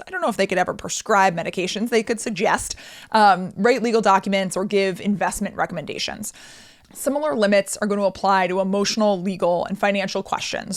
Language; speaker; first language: English; native; English